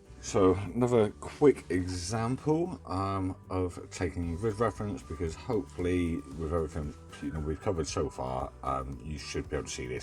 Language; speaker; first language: English; native; English